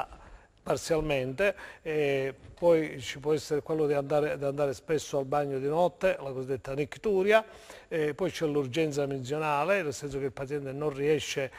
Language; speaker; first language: Italian; native; Italian